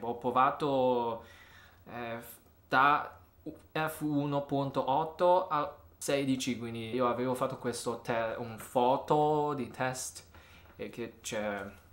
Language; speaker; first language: Italian; non-native, learner; English